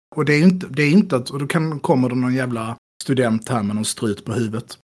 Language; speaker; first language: Swedish; native; Swedish